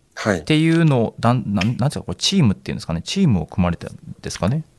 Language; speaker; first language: Japanese; native; Japanese